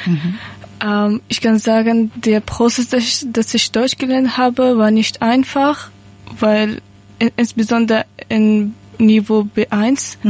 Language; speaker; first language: German; non-native, learner; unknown